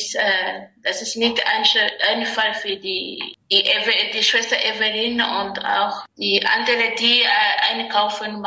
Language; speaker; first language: German; non-native, learner; Rundi